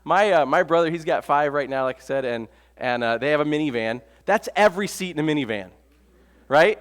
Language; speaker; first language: English; native; English